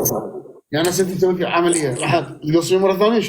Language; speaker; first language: Arabic; native; Arabic